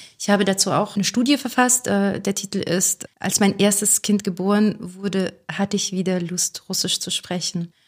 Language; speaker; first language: German; early bilingual, other home language; Russian